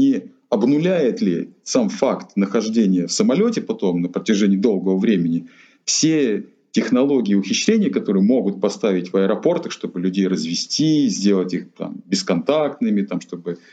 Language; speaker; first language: Russian; native; Russian